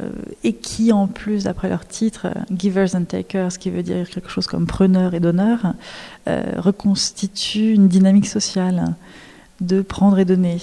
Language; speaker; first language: French; native; French